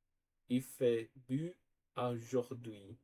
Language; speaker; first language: French; non-native, learner; Portuguese